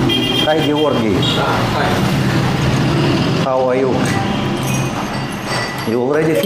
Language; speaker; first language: English; non-native, learner; Russian